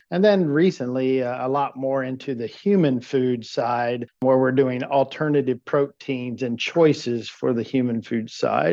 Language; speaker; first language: English; native; English